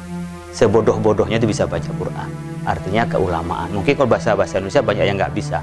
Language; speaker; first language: Indonesian; non-native, local second language; Madurese